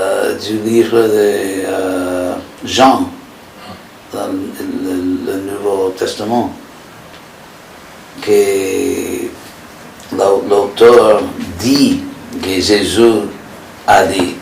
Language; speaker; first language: French; non-native, fluent; English